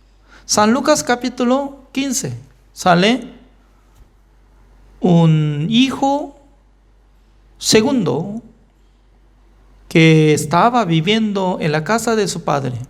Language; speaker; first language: Spanish; non-native, fluent; Korean